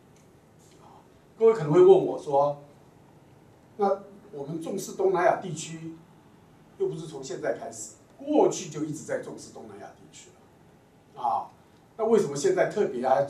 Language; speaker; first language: Chinese; native; Chinese